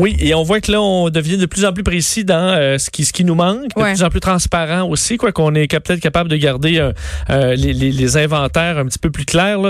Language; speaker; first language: French; native; French